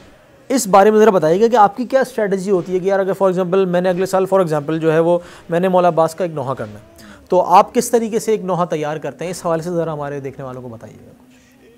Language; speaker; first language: Urdu; native; Urdu